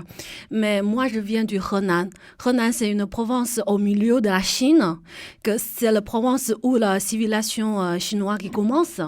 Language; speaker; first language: French; non-native, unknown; Chinese